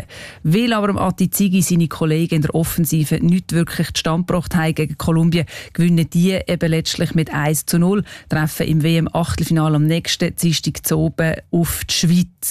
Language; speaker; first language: German; native; German